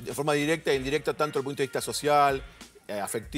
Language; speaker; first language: Spanish; native; Spanish